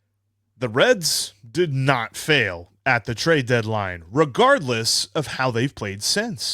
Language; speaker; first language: English; native; English